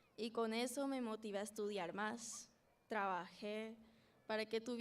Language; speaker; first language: Spanish; early bilingual, other home language; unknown